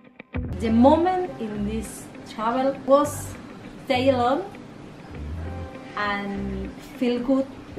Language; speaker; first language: English; non-native, learner; Spanish